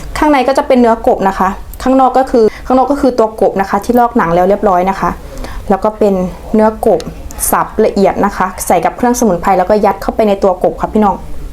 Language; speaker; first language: Thai; native; Thai